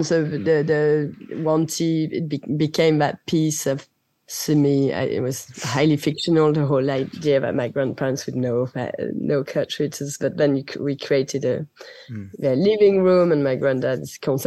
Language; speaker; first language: English; non-native, fluent; French